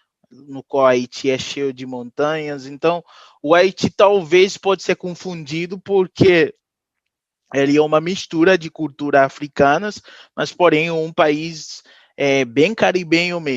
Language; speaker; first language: Portuguese; non-native, fluent; Haitian Creole